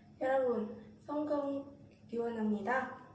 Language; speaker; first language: Korean; non-native, learner; Vietnamese